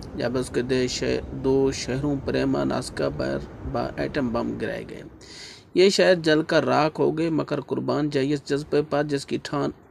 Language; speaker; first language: Urdu; native; Urdu